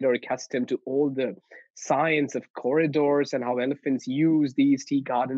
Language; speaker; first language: English; non-native, local second language; Bangla